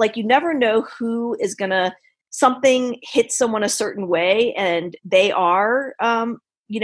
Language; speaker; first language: English; native; English